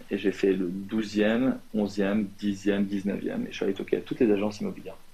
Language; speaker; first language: French; non-native, local second language; Arabic